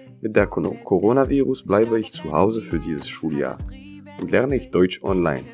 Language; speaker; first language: German; non-native, learner; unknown